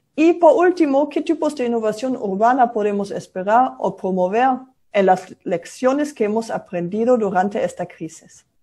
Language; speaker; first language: Spanish; non-native, fluent; German